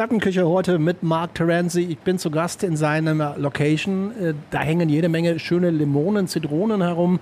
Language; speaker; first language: German; native; German